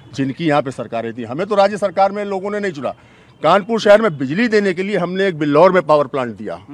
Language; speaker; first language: Hindi; native; Hindi